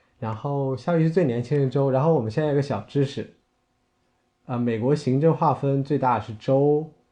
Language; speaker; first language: Chinese; native; Chinese